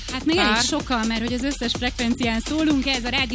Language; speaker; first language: Hungarian; native; Hungarian